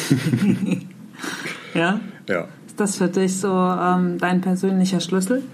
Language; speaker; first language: German; native; German